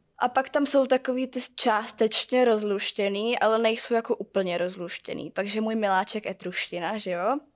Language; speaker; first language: Czech; native; Czech